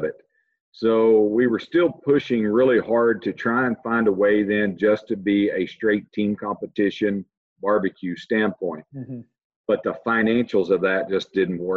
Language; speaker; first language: English; native; English